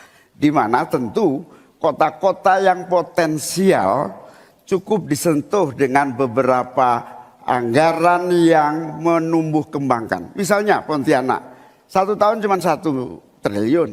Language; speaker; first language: Indonesian; native; Indonesian